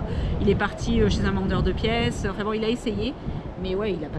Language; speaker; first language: French; native; French